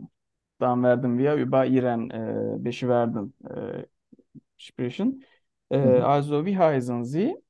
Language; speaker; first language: German; non-native, learner; Turkish